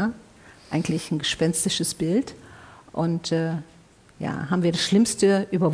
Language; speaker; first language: German; native; German